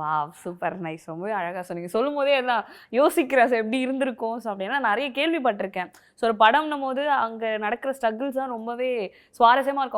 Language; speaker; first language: Tamil; native; Tamil